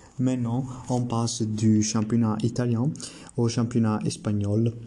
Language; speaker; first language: French; non-native, learner; Italian